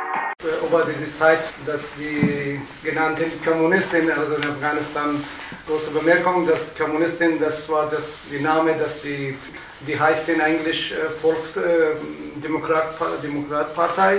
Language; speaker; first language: German; non-native, learner; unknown